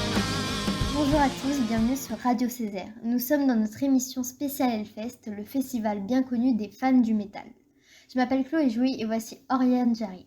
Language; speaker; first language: French; native; French